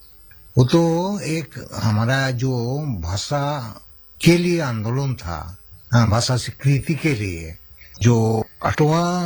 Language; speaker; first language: Hindi; non-native, local second language; Santali